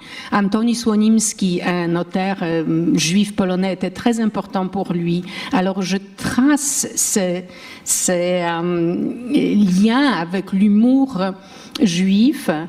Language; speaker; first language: French; non-native, fluent; Polish